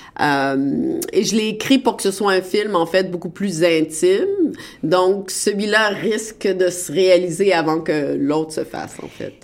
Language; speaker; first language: French; native; French